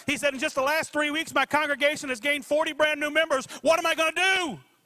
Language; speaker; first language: English; native; English